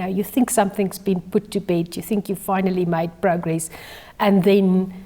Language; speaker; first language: English; non-native, local second language; Afrikaans